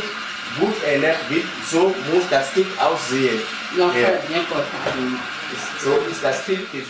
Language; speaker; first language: German; non-native, fluent; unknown